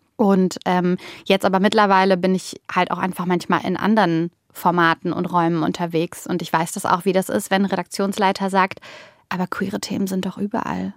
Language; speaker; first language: German; early bilingual, other home language; Bulgarian